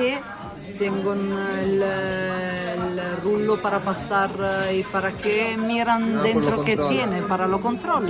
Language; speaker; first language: Spanish; non-native, fluent; Italian